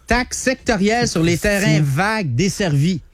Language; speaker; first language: French; native; French